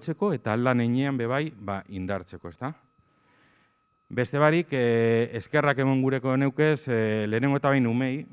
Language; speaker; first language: Basque; native; Basque